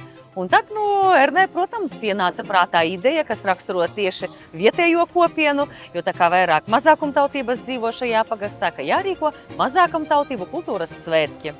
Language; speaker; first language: Latvian; native; Latvian